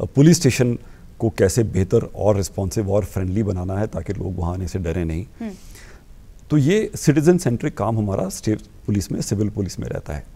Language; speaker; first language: Hindi; native; Hindi